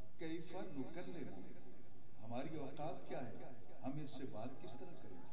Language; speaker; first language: Urdu; non-native, local second language; Punjabi